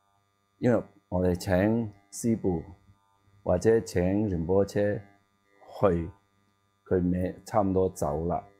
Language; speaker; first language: Cantonese; non-native, learner; Tibetan